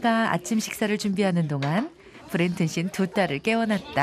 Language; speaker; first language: Korean; native; Korean